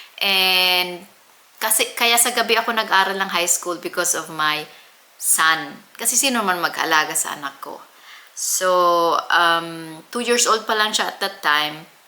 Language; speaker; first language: Filipino; native; Filipino